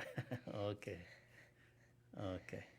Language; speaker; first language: English; non-native, learner; Arabic